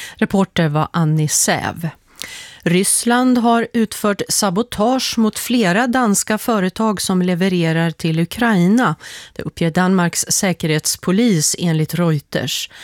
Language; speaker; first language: Swedish; native; Swedish